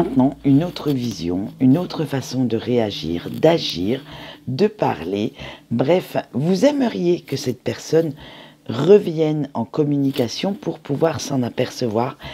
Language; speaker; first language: French; native; French